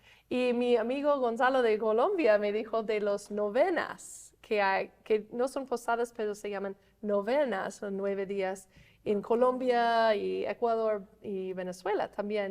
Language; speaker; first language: Spanish; non-native, fluent; English